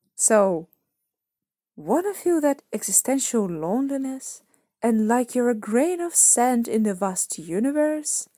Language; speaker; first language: English; non-native, fluent; Russian